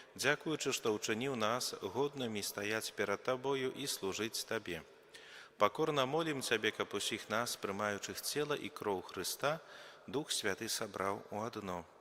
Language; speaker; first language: Belarusian; native; Belarusian